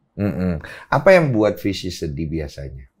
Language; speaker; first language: Indonesian; native; Indonesian